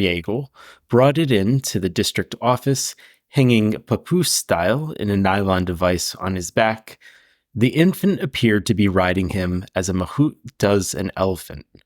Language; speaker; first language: English; native; English